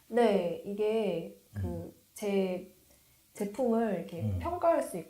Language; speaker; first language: Korean; native; Korean